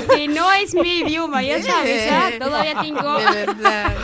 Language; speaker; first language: Spanish; non-native, learner; Arabic